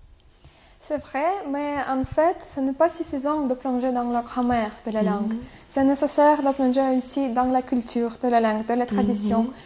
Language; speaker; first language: French; non-native, fluent; Russian